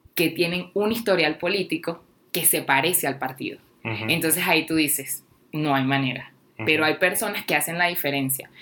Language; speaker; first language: Spanish; native; Spanish